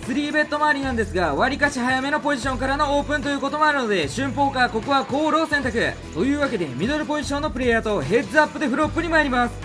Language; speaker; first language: Japanese; native; Japanese